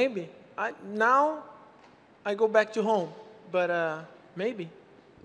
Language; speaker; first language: English; non-native, learner; Portuguese